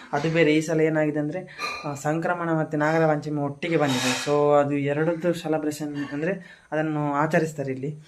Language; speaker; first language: Kannada; non-native, local second language; Tulu